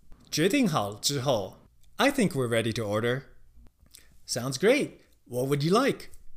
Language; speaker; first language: English; non-native, fluent; Chinese